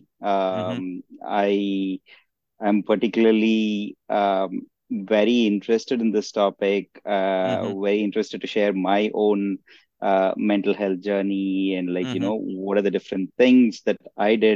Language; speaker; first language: English; non-native, local second language; Tamil